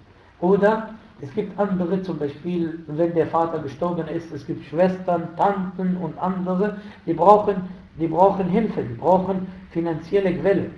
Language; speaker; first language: German; non-native, fluent; Arabic